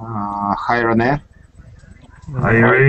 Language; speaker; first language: English; non-native, learner; Turkish